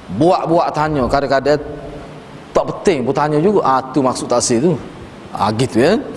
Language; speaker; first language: Malay; native; Malay